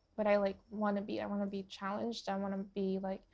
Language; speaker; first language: English; early bilingual, other home language; Portuguese